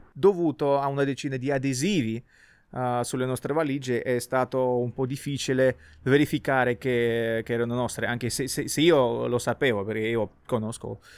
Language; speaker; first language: Italian; non-native, fluent; Russian